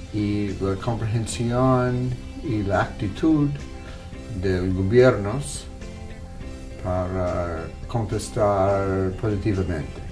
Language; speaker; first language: Spanish; non-native, fluent; English